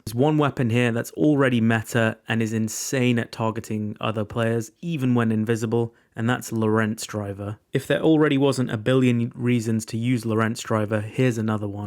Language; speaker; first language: English; native; English